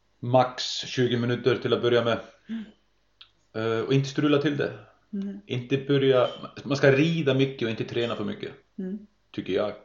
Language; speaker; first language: Swedish; non-native, fluent; Icelandic